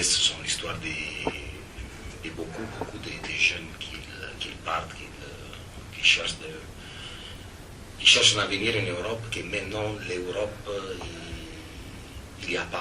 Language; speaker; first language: French; non-native, fluent; Italian